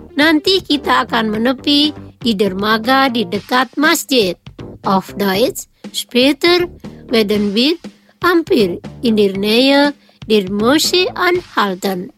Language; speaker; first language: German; non-native, fluent; Indonesian